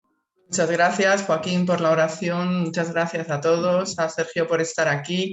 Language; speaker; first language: Spanish; native; Spanish